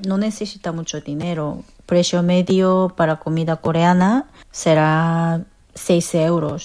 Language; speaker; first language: Spanish; non-native, fluent; Korean